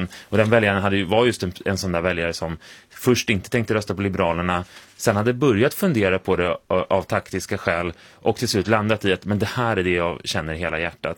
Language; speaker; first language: Swedish; native; Swedish